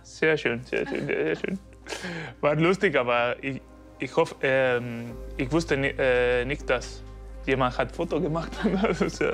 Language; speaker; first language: German; non-native, learner; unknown